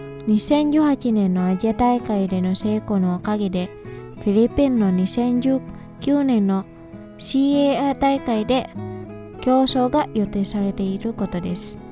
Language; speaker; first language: Japanese; non-native, fluent; Indonesian